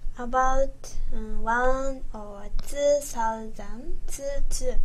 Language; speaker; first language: English; non-native, learner; Japanese